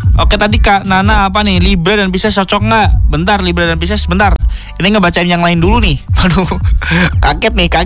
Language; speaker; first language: Indonesian; native; Indonesian